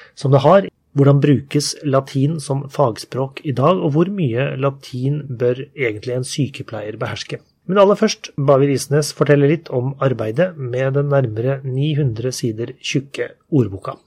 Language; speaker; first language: Norwegian; native; Norwegian